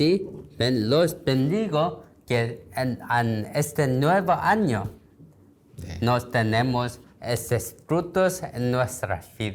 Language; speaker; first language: Spanish; non-native, learner; Korean